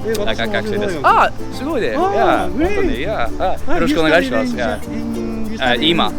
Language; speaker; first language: Japanese; non-native, learner; English